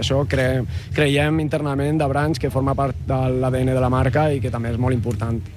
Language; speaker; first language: Catalan; non-native, local second language; Spanish